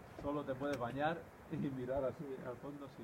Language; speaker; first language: Spanish; native; Spanish